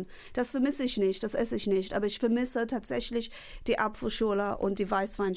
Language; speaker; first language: German; non-native, fluent; English